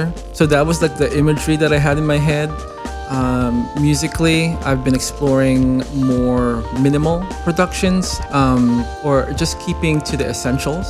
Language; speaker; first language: English; non-native, local second language; Filipino